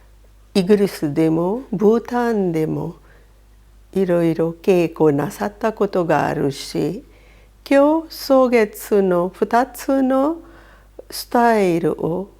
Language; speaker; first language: Japanese; non-native, fluent; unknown